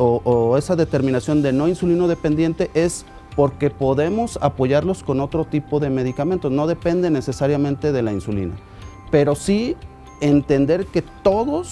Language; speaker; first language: Spanish; native; Spanish